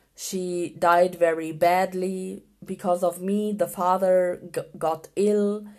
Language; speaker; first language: English; non-native, fluent; Urdu